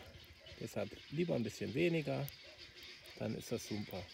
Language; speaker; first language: German; native; German